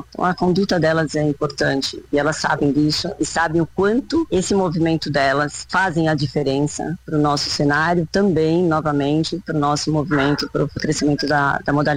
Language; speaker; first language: Portuguese; native; Portuguese